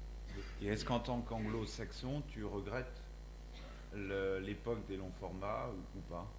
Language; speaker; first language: French; native; French